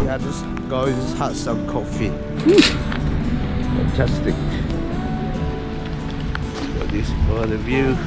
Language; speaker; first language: English; non-native, learner; Vietnamese